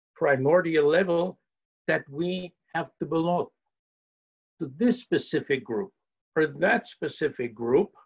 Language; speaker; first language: English; early bilingual, heritage; English